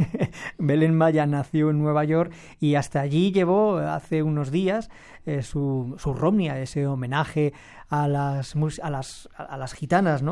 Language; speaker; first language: Spanish; native; Spanish